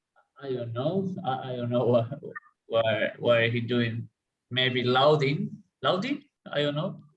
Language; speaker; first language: English; non-native, learner; Spanish